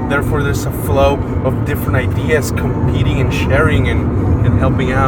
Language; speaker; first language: English; non-native, fluent; Spanish